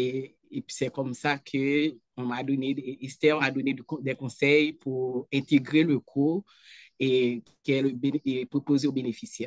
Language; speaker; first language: French; non-native, local second language; Haitian Creole